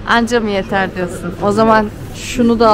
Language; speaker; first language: Turkish; early bilingual, heritage; Turkish